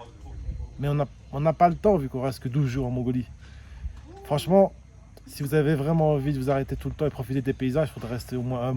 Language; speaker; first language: French; native; French